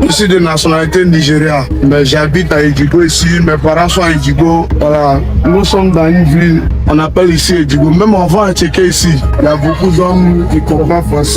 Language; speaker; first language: French; non-native, fluent; Yoruba